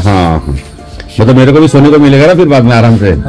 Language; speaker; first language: Hindi; non-native, local second language; Marathi